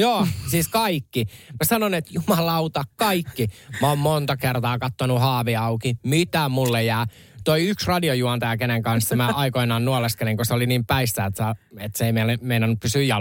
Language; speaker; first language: Finnish; native; Finnish